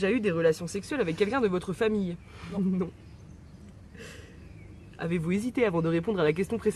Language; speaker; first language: French; native; French